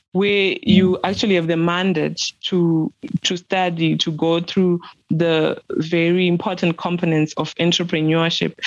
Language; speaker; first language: English; non-native, local second language; Shona